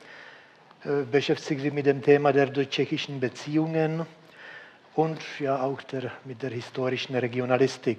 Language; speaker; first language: German; non-native, fluent; Czech